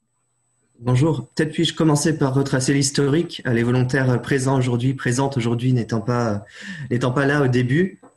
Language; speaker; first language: French; native; French